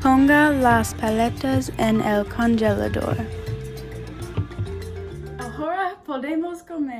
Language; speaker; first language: Spanish; non-native, learner; English